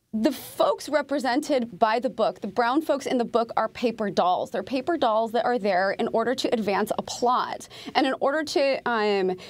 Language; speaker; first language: English; native; English